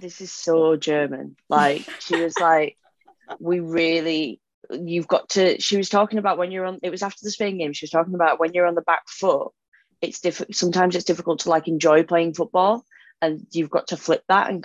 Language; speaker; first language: English; native; English